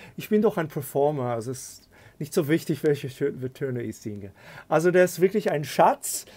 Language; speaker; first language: German; non-native, fluent; Hebrew